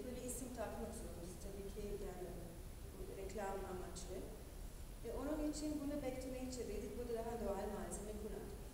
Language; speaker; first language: Turkish; non-native, fluent; German